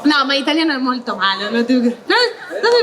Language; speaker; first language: Italian; non-native, learner; Spanish